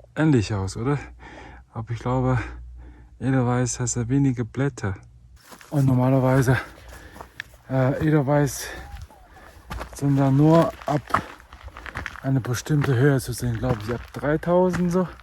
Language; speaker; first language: German; non-native, learner; Chinese